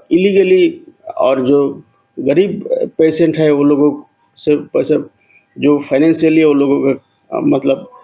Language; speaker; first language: Hindi; non-native, local second language; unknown